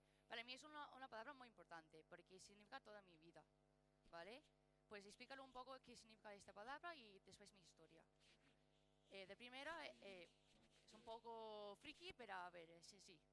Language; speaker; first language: Spanish; non-native, learner; English